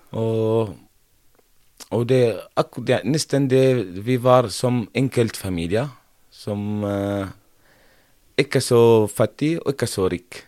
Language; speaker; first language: Norwegian; non-native, learner; Arabic